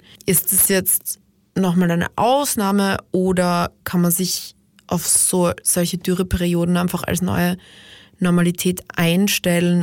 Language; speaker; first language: German; native; German